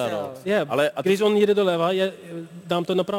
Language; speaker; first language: Czech; non-native, learner; Dutch